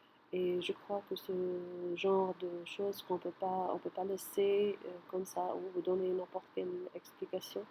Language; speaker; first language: French; non-native, fluent; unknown